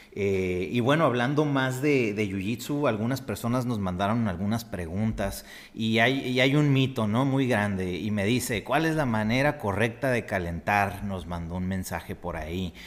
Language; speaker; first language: Spanish; native; Spanish